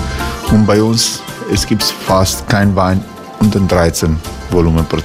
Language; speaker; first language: German; non-native, fluent; Croatian